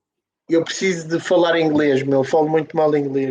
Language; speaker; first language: Portuguese; native; Portuguese